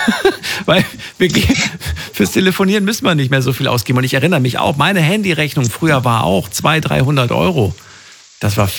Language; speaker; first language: German; native; German